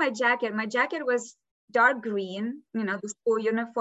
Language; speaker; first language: English; non-native, fluent; Ukrainian